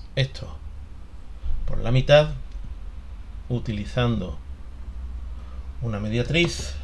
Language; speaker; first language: Spanish; native; Spanish